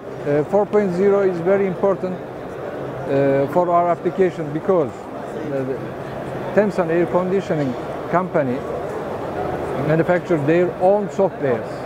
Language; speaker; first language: English; non-native, learner; Turkish